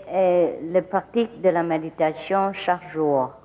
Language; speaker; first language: French; non-native, learner; Vietnamese